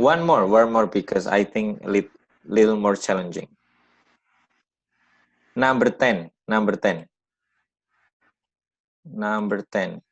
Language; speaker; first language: English; non-native, learner; Indonesian